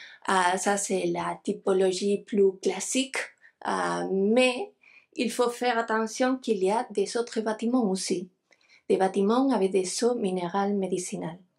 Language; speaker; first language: French; non-native, fluent; Spanish